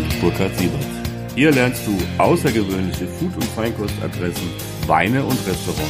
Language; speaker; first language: German; native; German